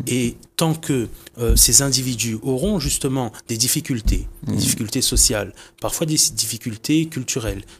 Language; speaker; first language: French; native; French